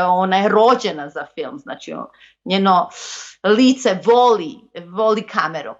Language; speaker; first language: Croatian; non-native, local second language; Macedonian